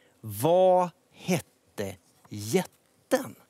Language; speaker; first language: Swedish; native; Swedish